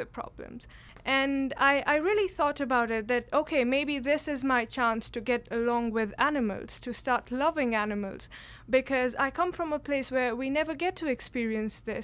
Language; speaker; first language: English; non-native, local second language; Kashmiri